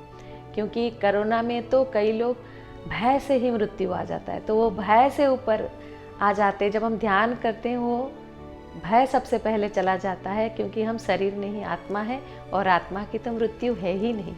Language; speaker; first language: Hindi; native; Hindi